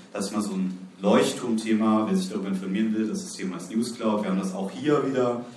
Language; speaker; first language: German; native; German